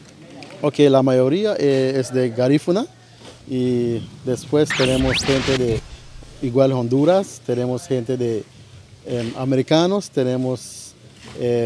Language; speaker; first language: Spanish; non-native, fluent; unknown